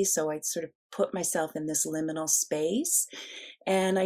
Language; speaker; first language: English; native; English